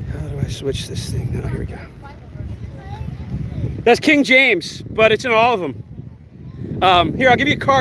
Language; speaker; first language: English; native; English